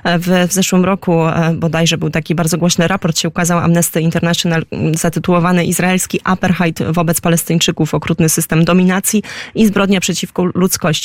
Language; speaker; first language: Polish; native; Polish